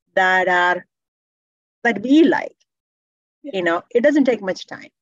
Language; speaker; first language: English; non-native, local second language; Malayalam